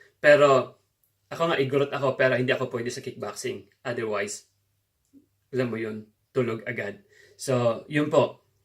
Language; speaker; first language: Filipino; non-native, local second language; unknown